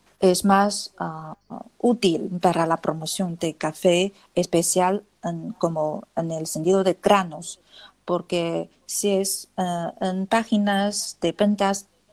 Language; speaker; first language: Spanish; non-native, fluent; Chinese